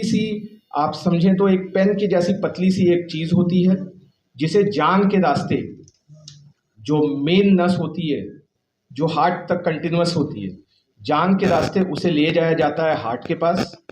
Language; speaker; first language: Hindi; native; Hindi